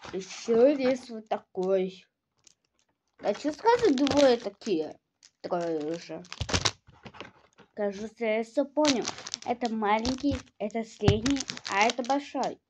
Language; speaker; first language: Russian; non-native, local second language; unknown